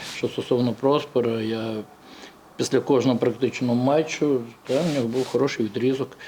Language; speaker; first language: Ukrainian; native; Ukrainian